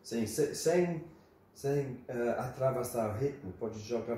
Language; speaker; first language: Portuguese; non-native, learner; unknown